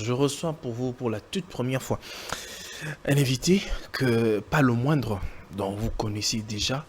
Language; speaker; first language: French; non-native, local second language; Lingala